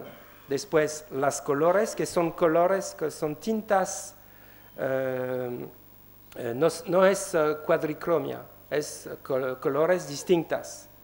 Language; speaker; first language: Spanish; non-native, learner; French